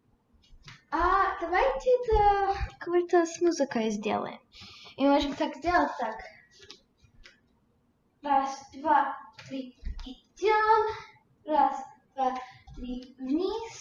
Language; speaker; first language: Russian; early bilingual, heritage; Russian